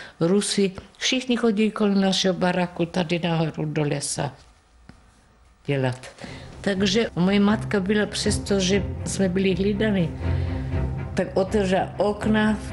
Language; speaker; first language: Czech; non-native, local second language; German